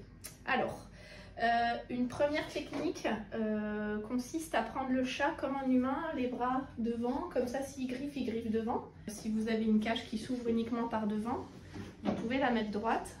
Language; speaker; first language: French; native; French